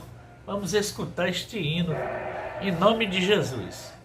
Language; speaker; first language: Portuguese; native; Portuguese